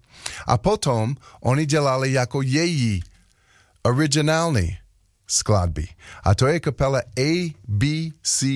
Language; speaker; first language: Czech; non-native, learner; English